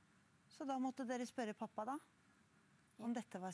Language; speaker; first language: Norwegian; native; Norwegian